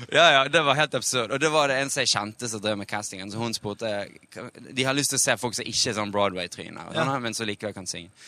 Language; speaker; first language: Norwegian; native; Norwegian